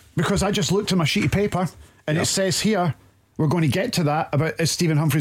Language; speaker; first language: English; native; English